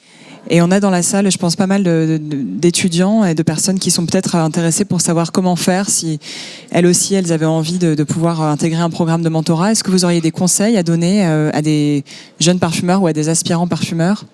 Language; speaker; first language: French; native; French